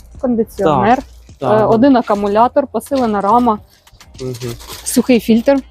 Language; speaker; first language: Ukrainian; native; Ukrainian